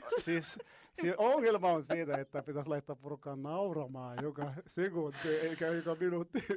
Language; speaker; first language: Finnish; non-native, learner; Arabic